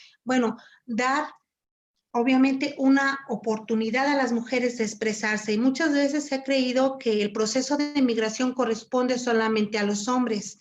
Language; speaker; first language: Spanish; native; Spanish